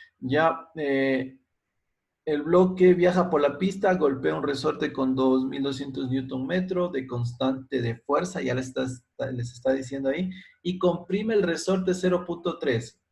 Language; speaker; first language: Spanish; native; Spanish